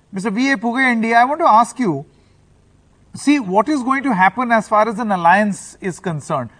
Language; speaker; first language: English; non-native, local second language; Hindi